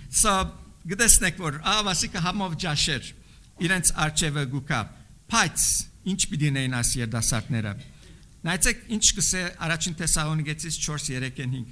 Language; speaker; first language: Armenian; native; Armenian